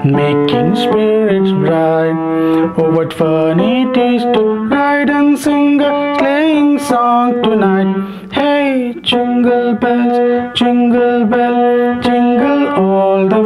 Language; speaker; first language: English; non-native, local second language; Telugu